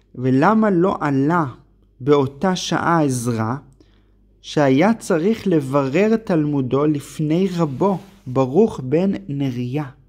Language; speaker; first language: Hebrew; native; Hebrew